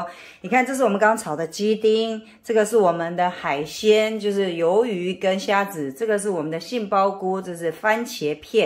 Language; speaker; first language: Chinese; native; Chinese